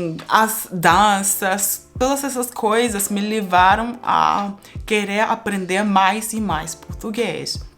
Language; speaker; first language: Portuguese; non-native, fluent; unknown